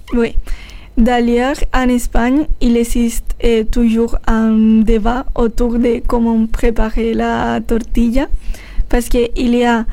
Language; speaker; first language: French; non-native, learner; Spanish